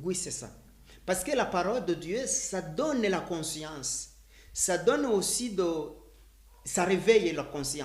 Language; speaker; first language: French; non-native, learner; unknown